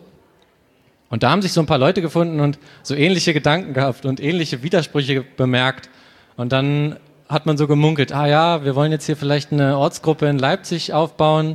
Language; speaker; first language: German; native; German